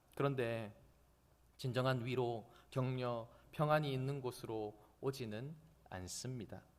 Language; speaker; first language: Korean; native; Korean